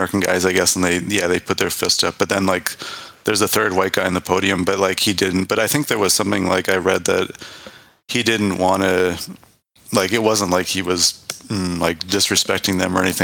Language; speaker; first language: English; native; English